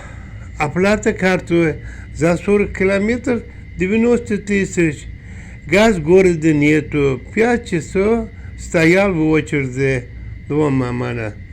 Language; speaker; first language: Russian; non-native, learner; Uzbek